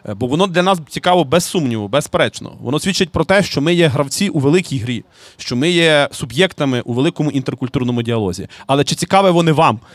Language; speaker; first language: Ukrainian; native; Ukrainian